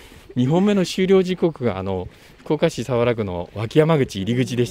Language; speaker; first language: Japanese; native; Japanese